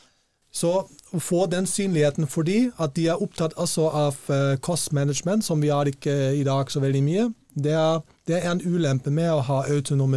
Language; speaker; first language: Norwegian; non-native, fluent; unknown